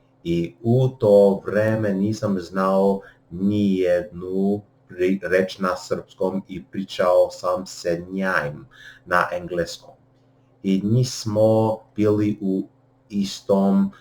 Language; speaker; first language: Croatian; non-native, learner; English